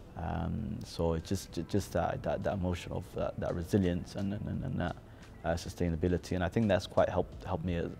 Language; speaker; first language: English; native; English